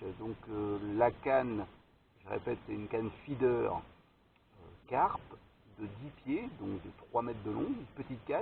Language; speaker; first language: French; native; French